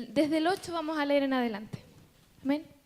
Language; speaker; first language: Spanish; native; Spanish